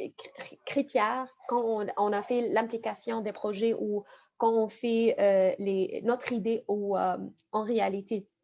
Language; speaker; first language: French; non-native, fluent; Arabic